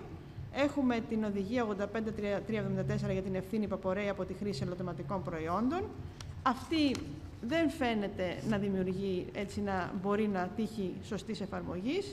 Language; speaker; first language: Greek; native; Greek